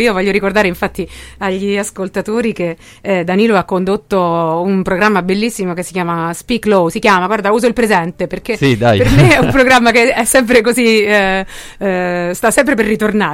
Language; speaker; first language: Italian; native; Italian